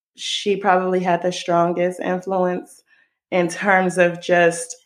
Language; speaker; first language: English; non-native, fluent; Hebrew